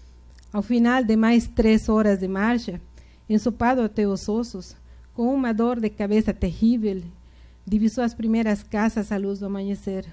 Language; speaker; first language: Portuguese; non-native, fluent; Spanish